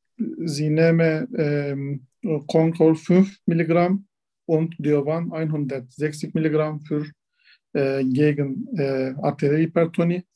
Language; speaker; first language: German; non-native, learner; Turkish